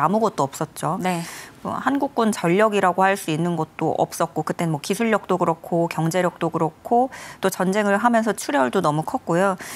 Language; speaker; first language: Korean; native; Korean